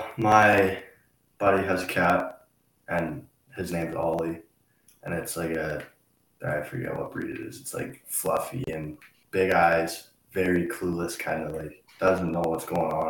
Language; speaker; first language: English; native; English